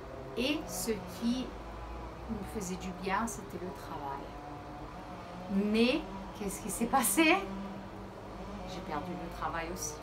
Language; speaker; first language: French; early bilingual, heritage; Portuguese